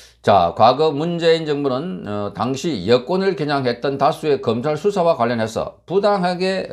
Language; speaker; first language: Korean; native; Korean